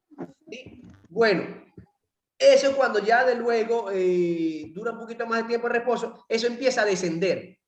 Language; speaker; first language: Spanish; native; Spanish